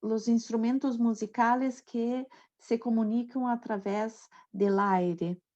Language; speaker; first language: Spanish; non-native, learner; Portuguese